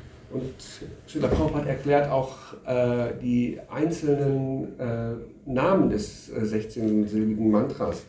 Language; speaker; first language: German; native; German